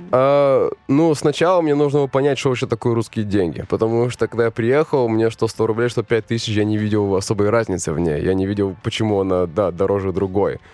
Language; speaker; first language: Russian; native; Russian